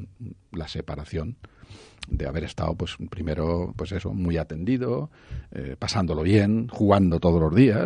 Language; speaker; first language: Spanish; native; Spanish